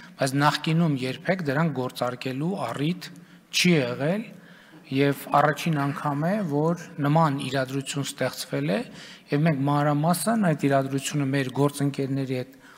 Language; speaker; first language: Armenian; native; Armenian